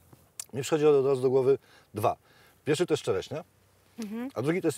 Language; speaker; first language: Polish; native; Polish